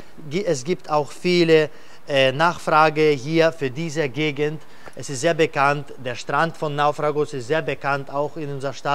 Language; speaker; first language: German; non-native, fluent; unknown